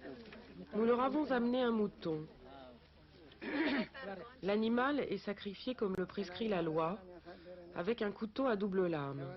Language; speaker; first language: French; native; French